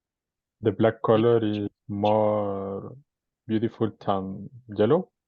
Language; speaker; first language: English; non-native, learner; Spanish